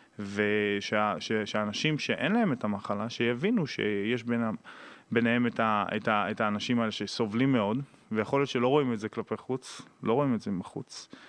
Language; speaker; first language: Hebrew; native; Hebrew